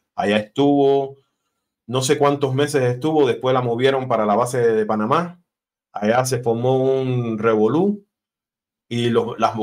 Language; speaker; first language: Spanish; native; Spanish